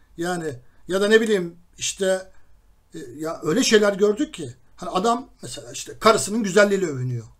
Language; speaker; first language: Turkish; native; Turkish